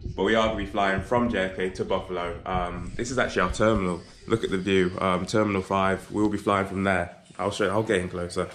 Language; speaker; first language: English; native; English